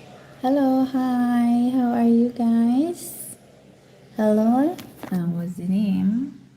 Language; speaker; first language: English; non-native, learner; Cebuano